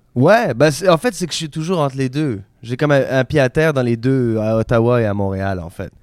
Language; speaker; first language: French; native; French